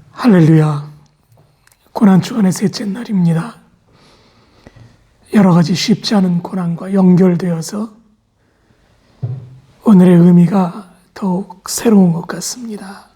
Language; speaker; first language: Korean; native; Korean